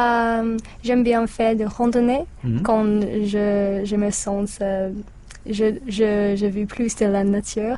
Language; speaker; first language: French; non-native, learner; English